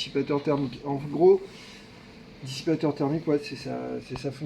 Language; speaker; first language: French; native; French